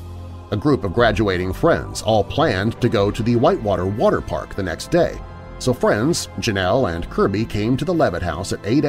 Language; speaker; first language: English; native; English